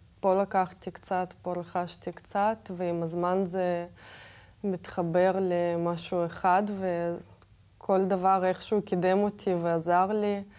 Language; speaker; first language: Hebrew; non-native, fluent; Russian